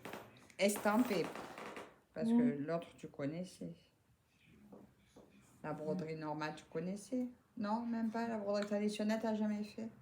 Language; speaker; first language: French; native; French